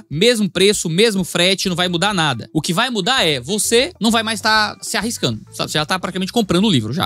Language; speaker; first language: Portuguese; native; Portuguese